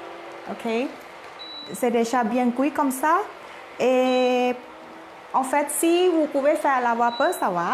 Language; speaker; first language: French; non-native, learner; Thai